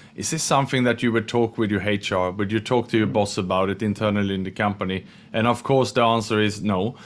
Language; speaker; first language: English; non-native, fluent; Swedish